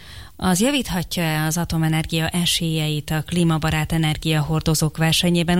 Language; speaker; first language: Hungarian; native; Hungarian